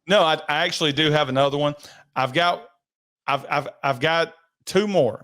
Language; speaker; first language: English; native; English